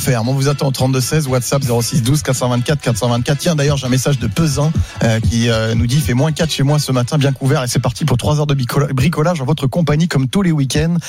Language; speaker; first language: French; native; French